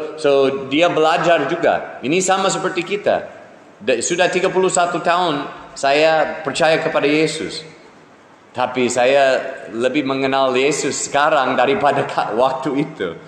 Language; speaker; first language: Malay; non-native, fluent; English